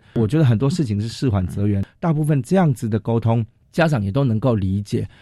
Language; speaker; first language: Chinese; native; Chinese